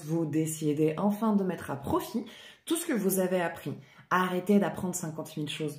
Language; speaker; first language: French; native; French